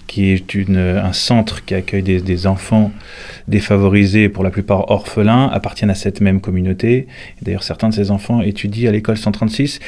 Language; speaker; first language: French; native; French